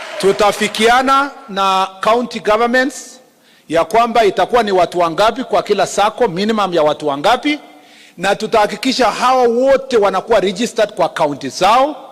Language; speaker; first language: Swahili; non-native, local second language; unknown